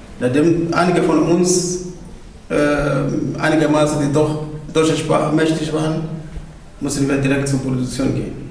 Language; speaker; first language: German; non-native, fluent; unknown